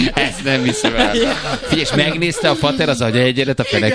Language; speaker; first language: Hungarian; native; Hungarian